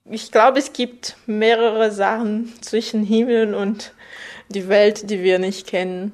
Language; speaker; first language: German; non-native, fluent; Portuguese